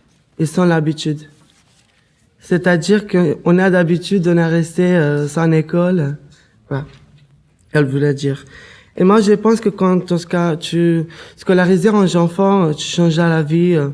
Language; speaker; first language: French; non-native, learner; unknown